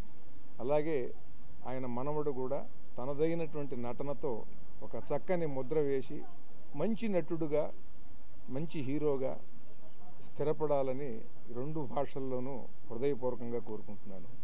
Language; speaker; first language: Telugu; native; Telugu